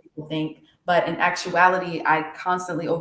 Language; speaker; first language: English; native; English